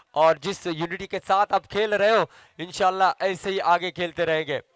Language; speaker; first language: Hindi; non-native, local second language; Marathi